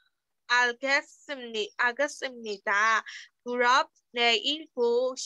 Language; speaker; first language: Korean; non-native, learner; Burmese